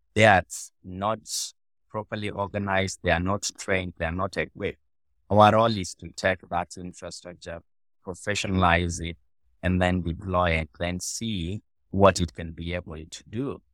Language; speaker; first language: English; non-native, local second language; Luo (Kenya and Tanzania)